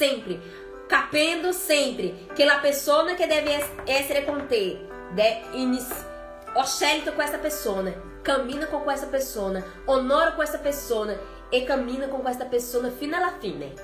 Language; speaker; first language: Italian; non-native, fluent; Portuguese